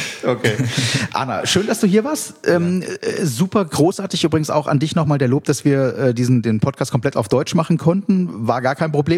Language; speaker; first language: German; native; German